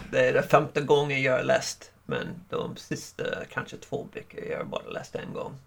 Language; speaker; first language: Swedish; non-native, learner; English